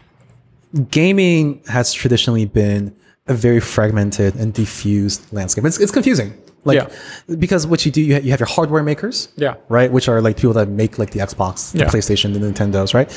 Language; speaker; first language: English; native; English